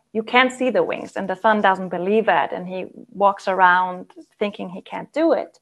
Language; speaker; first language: English; non-native, fluent; German